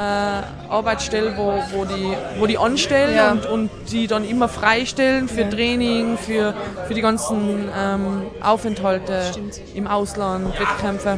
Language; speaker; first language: German; native; German